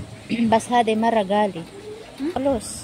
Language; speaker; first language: Arabic; non-native, learner; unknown